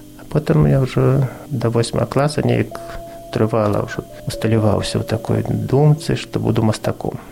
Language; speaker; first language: Belarusian; non-native, local second language; Russian